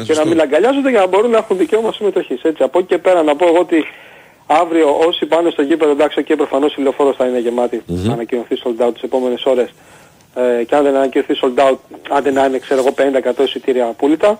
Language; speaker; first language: Greek; native; Greek